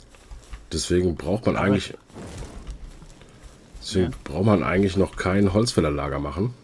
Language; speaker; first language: German; native; German